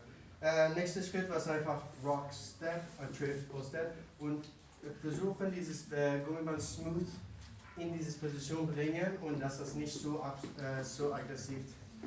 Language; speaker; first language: German; non-native, fluent; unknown